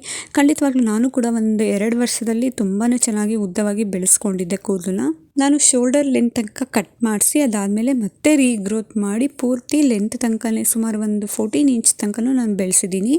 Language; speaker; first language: Kannada; native; Kannada